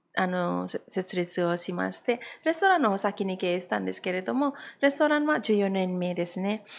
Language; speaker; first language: Japanese; non-native, fluent; Indonesian